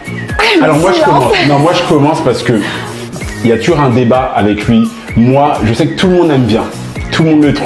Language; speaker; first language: French; native; French